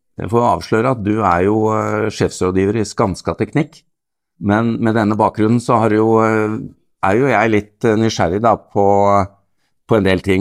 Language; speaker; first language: Norwegian; native; Norwegian